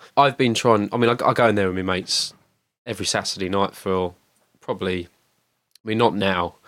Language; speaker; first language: English; native; English